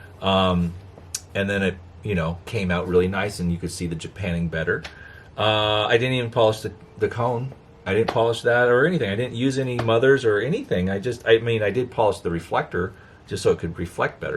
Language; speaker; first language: English; native; English